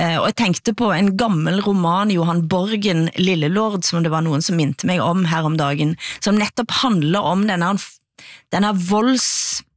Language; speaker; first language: Norwegian; native; Norwegian